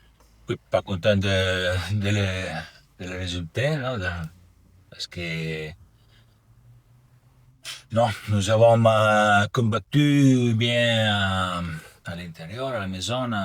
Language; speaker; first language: French; non-native, learner; Italian